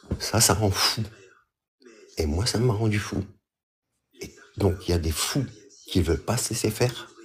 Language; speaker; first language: French; early bilingual, other home language; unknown